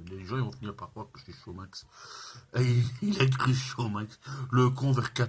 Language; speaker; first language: French; native; French